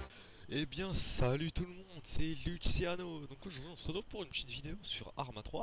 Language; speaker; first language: French; native; French